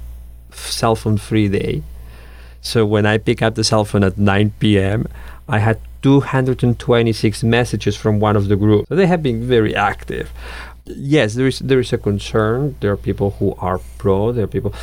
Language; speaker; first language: English; non-native, fluent; Catalan